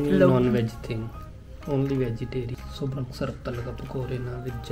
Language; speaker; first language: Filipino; non-native, learner; Punjabi